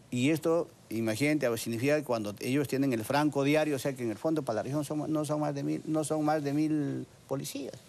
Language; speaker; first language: Spanish; native; Spanish